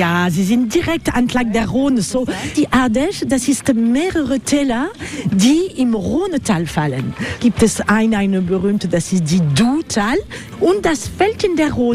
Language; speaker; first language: German; non-native, learner; French